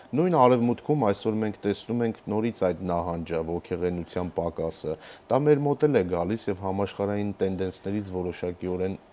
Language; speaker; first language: Armenian; native; Armenian